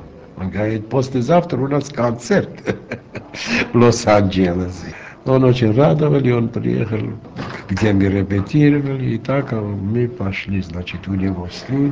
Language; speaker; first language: Russian; non-native, local second language; Armenian